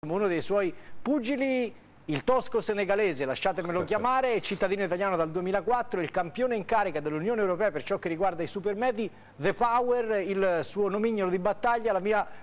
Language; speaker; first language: Italian; native; Italian